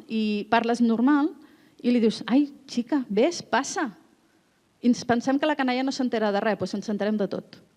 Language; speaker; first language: Catalan; native; Catalan